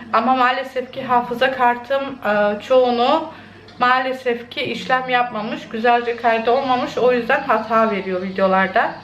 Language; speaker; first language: Turkish; early bilingual, heritage; Turkish